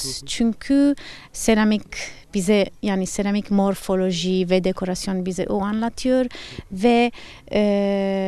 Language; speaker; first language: Turkish; non-native, fluent; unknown